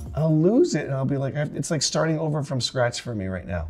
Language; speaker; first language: English; native; English